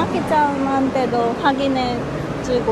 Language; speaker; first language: Korean; non-native, fluent; Japanese